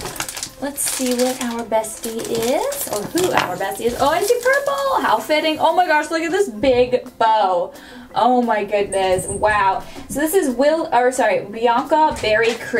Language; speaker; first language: English; native; English